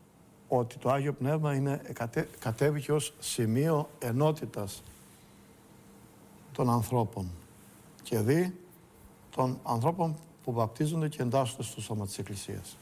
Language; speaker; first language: Greek; native; Greek